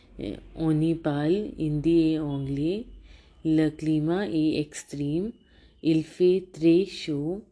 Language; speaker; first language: French; non-native, learner; Hindi